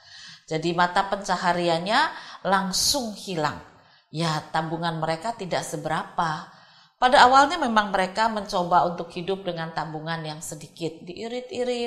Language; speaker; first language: Indonesian; native; Indonesian